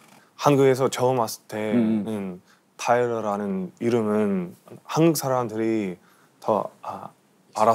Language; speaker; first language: Korean; non-native, learner; English